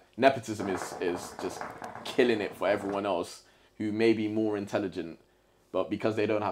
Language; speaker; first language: English; native; English